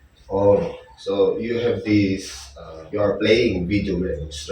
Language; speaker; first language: English; non-native, local second language; Filipino